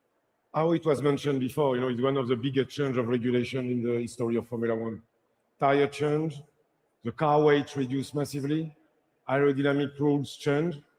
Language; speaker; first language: English; non-native, fluent; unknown